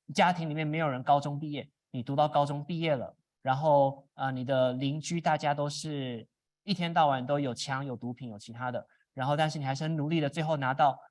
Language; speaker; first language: Chinese; early bilingual, other home language; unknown